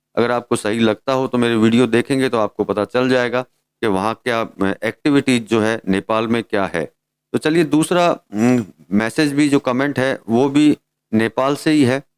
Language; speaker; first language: Hindi; native; Hindi